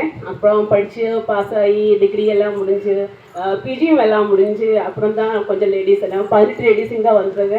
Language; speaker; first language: Tamil; non-native, learner; Malayalam